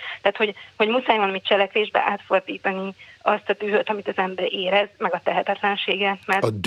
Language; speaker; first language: Hungarian; native; Hungarian